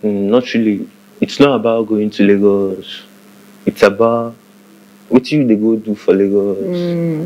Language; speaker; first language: English; non-native, local second language; Igbo